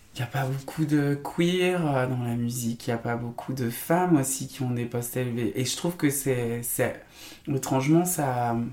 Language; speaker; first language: French; native; French